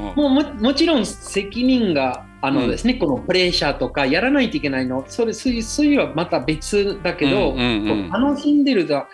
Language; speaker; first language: Japanese; non-native, learner; Spanish